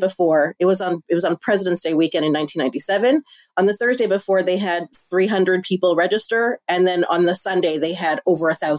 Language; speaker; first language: English; native; English